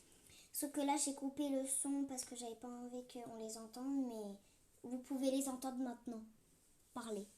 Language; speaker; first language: French; native; French